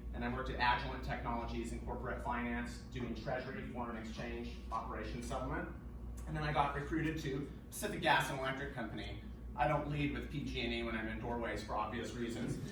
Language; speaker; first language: English; native; English